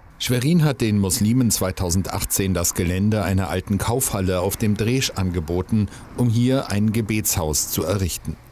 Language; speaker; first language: German; native; German